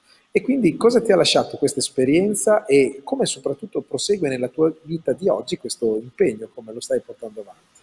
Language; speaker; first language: Italian; native; Italian